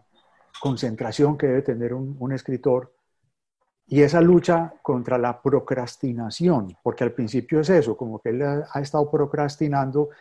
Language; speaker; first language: Spanish; native; Spanish